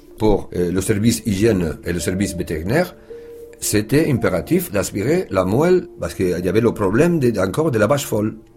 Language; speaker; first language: French; non-native, fluent; Spanish